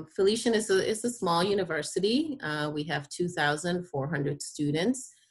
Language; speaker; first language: English; non-native, fluent; Spanish